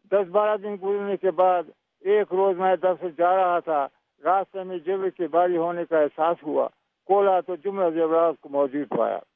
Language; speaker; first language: Urdu; non-native, local second language; Pashto